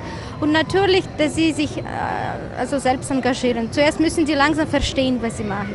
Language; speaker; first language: German; non-native, fluent; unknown